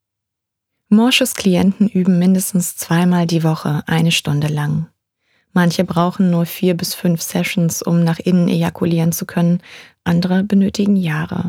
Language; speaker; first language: German; native; German